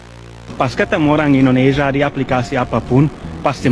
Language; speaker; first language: Indonesian; non-native, fluent; Hungarian